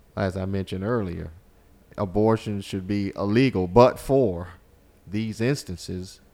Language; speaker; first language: English; native; English